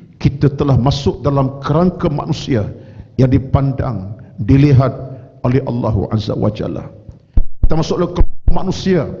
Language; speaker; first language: Malay; native; Malay